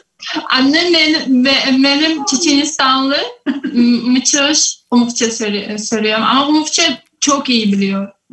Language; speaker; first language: Turkish; non-native, learner; Kumyk